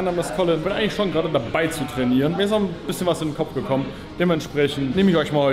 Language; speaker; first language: German; native; German